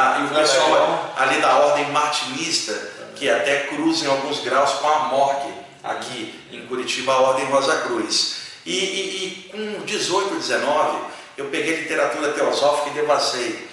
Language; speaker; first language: Portuguese; native; Portuguese